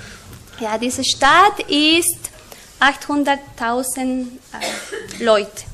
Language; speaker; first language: German; non-native, learner; Spanish